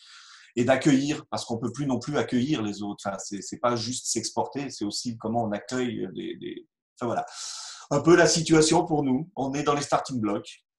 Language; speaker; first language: French; native; French